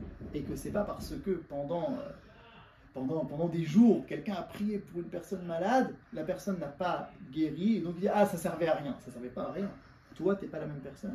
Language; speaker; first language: French; native; French